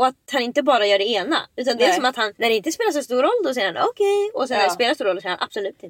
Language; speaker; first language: Swedish; native; Swedish